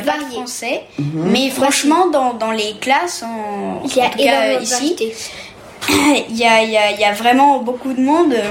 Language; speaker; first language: French; early bilingual, heritage; French